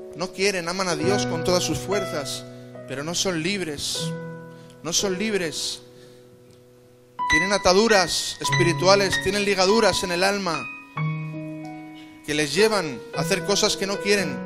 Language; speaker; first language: Spanish; native; Spanish